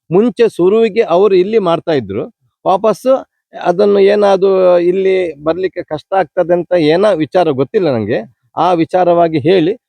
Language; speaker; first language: Kannada; non-native, local second language; Tulu